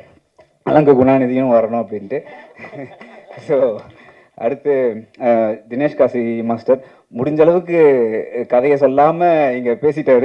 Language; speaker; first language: Tamil; native; Tamil